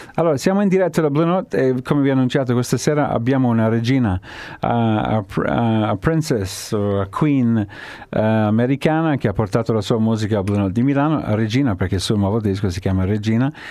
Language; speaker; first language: Italian; non-native, fluent; English